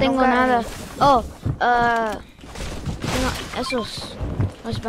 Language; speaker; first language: Spanish; non-native, learner; English